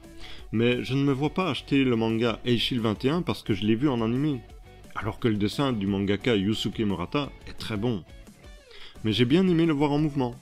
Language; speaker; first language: French; native; French